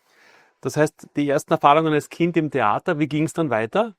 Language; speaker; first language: German; native; German